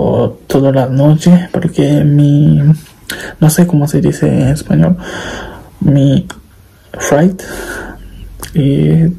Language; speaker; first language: Spanish; non-native, learner; Japanese